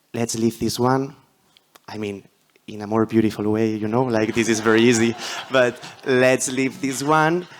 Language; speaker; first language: English; non-native, fluent; Catalan